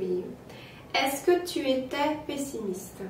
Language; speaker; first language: French; non-native, fluent; Polish